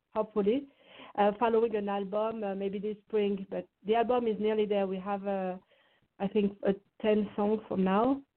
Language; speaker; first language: English; non-native, fluent; French